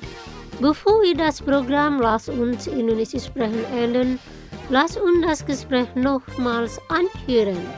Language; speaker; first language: German; non-native, fluent; Indonesian